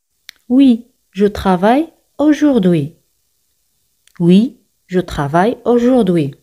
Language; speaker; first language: French; non-native, fluent; Spanish